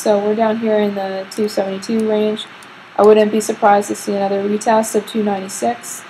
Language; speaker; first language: English; native; English